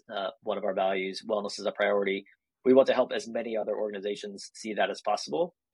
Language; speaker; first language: English; native; English